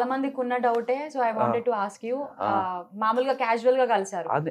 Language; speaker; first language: Telugu; native; Telugu